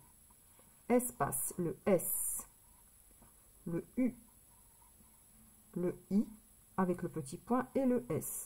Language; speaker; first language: French; native; French